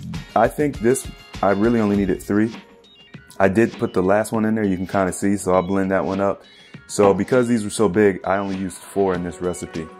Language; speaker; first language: English; native; English